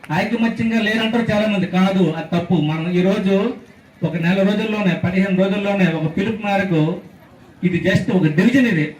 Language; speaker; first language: Telugu; native; Telugu